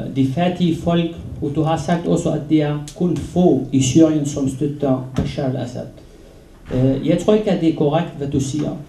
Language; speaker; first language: Danish; non-native, fluent; Arabic